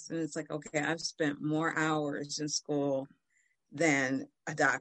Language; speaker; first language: English; native; English